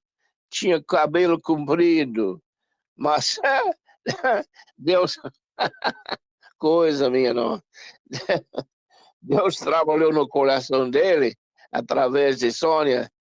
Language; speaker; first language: Portuguese; non-native, fluent; English